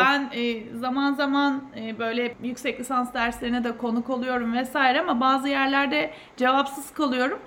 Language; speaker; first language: Turkish; native; Turkish